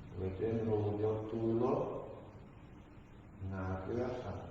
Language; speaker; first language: Welsh; non-native, fluent; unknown